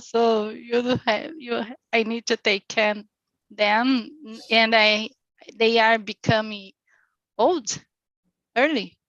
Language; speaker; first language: English; non-native, learner; Portuguese